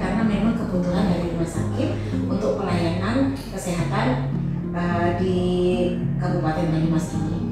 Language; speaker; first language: Indonesian; native; Indonesian